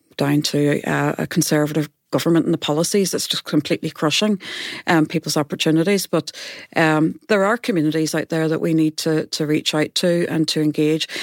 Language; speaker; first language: English; native; English